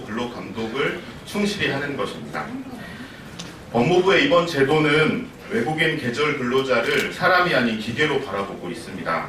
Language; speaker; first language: Korean; native; Korean